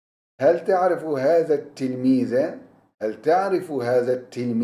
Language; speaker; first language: Arabic; non-native, fluent; Turkish